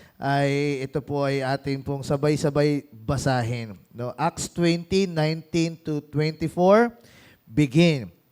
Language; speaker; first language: Filipino; native; Filipino